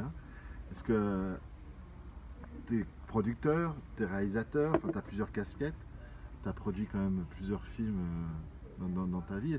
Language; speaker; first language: French; native; French